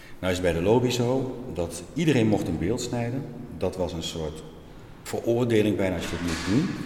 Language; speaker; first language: Dutch; native; Dutch